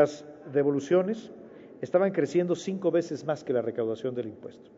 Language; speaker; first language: Spanish; native; Spanish